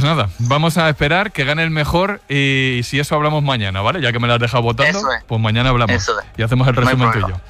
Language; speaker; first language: Spanish; native; Spanish